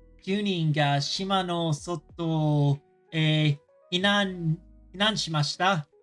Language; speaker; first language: Japanese; non-native, learner; English